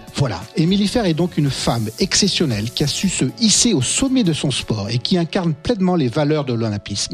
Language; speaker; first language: French; native; French